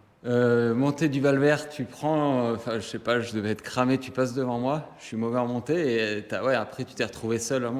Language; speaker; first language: French; native; French